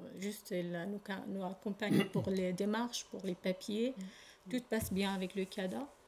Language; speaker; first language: French; non-native, learner; Arabic